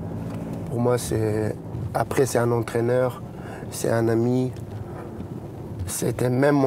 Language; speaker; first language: French; non-native, learner; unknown